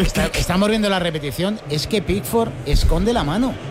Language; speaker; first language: Spanish; native; Spanish